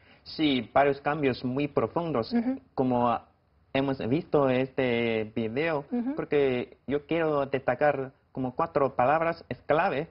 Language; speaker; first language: Spanish; non-native, fluent; Chinese